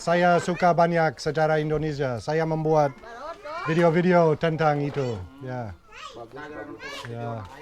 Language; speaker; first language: Indonesian; non-native, learner; English